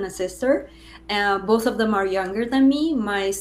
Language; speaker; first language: English; non-native, fluent; Persian